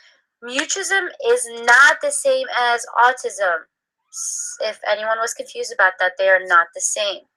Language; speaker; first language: English; native; English